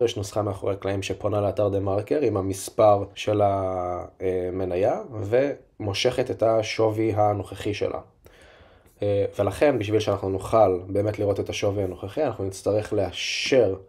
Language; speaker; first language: Hebrew; native; Hebrew